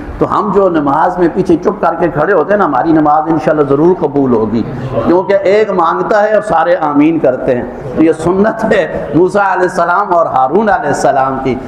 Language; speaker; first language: Urdu; non-native, local second language; Punjabi